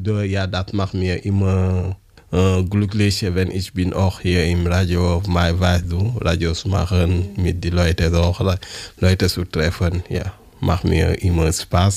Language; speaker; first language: German; non-native, learner; French